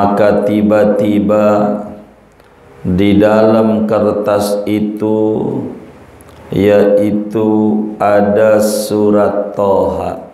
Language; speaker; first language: Indonesian; native; Indonesian